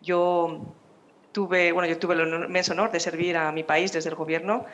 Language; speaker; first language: Spanish; native; Spanish